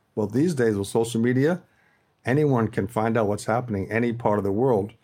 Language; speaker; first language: English; native; English